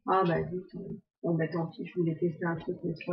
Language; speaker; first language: French; native; French